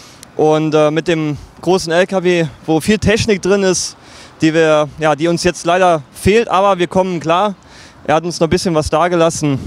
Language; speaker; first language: German; native; German